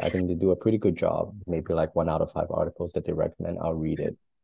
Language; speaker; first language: English; native; English